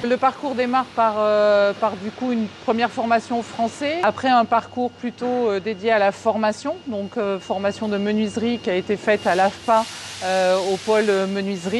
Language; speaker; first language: French; native; French